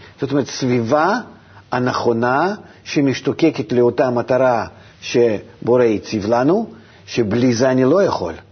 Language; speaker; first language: Hebrew; non-native, fluent; Russian